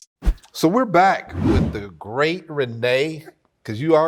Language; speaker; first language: English; native; English